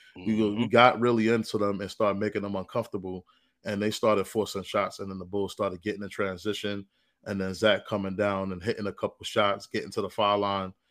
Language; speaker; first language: English; native; English